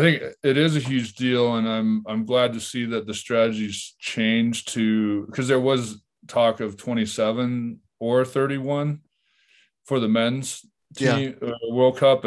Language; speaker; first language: English; native; English